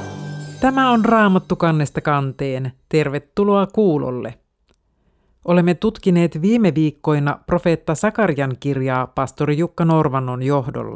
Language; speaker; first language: Finnish; native; Finnish